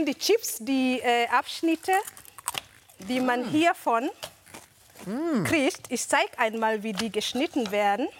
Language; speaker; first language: German; non-native, fluent; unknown